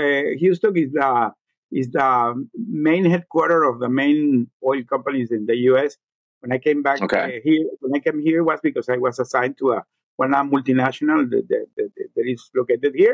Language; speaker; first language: English; non-native, fluent; Spanish